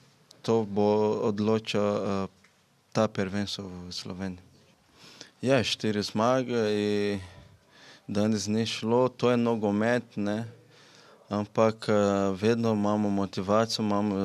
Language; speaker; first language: Slovenian; non-native, learner; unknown